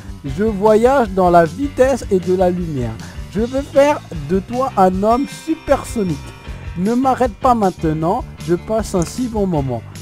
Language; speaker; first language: French; native; French